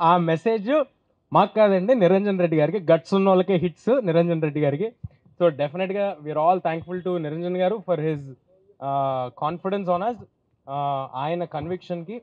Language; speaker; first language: Telugu; native; Telugu